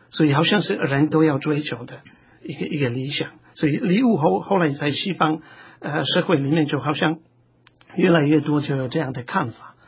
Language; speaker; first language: Chinese; non-native, fluent; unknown